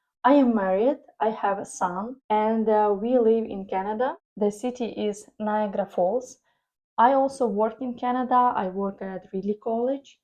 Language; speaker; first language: English; non-native, fluent; Ukrainian